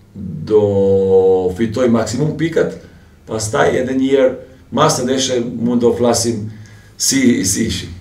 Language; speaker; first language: Albanian; non-native, fluent; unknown